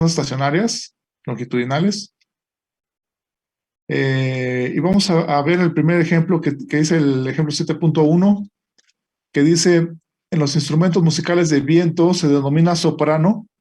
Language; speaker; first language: Spanish; native; Spanish